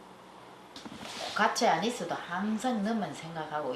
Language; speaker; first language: Korean; native; Korean